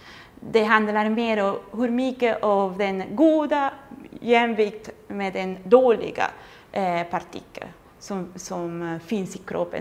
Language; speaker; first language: Swedish; non-native, fluent; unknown